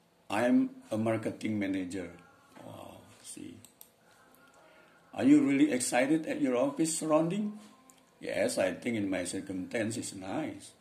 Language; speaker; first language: English; non-native, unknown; Indonesian